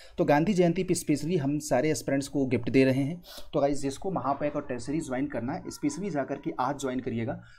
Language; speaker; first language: Hindi; native; Hindi